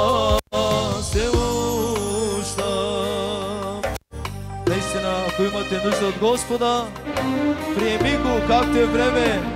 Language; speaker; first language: Bulgarian; non-native, local second language; Romany